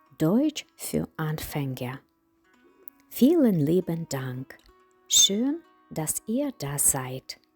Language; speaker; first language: German; non-native, fluent; Ukrainian